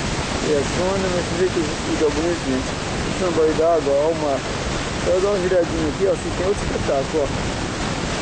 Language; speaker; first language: Portuguese; native; Portuguese